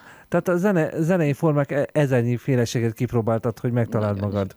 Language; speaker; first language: Hungarian; native; Hungarian